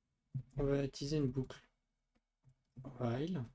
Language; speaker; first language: French; native; French